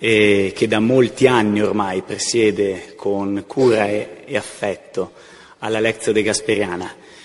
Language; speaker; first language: Italian; native; Italian